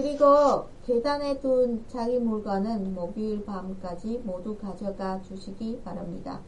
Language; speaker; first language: Korean; non-native, fluent; Vietnamese